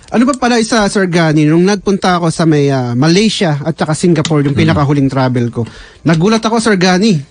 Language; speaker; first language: Filipino; native; Filipino